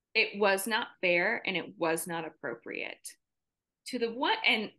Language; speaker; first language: English; native; English